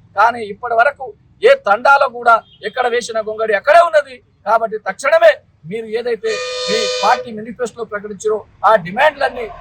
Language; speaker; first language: Telugu; non-native, local second language; Lambadi